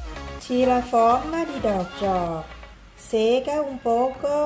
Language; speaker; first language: Portuguese; non-native, learner; Thai